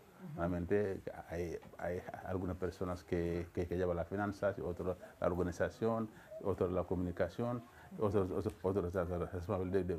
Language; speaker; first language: Spanish; non-native, fluent; Wolof